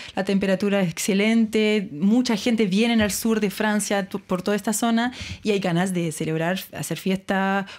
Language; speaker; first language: Spanish; non-native, fluent; French